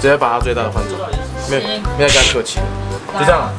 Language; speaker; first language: Chinese; native; Chinese